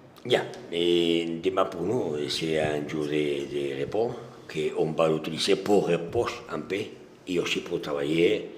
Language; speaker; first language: French; non-native, learner; Spanish